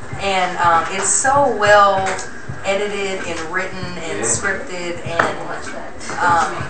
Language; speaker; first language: English; native; English